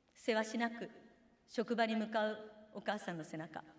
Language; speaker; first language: Japanese; native; Japanese